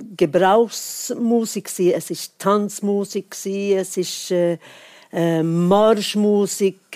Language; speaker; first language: German; non-native, fluent; Swedish